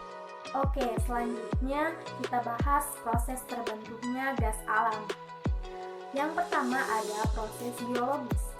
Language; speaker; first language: Indonesian; native; Indonesian